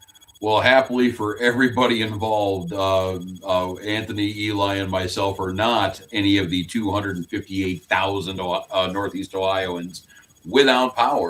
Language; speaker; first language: English; native; English